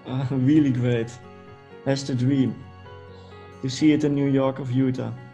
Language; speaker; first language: English; non-native, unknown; Dutch